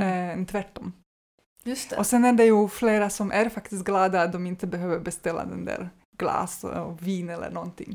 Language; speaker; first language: Swedish; non-native, fluent; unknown